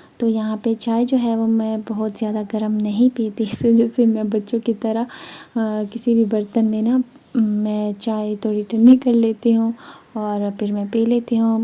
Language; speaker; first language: Urdu; non-native, local second language; Pashto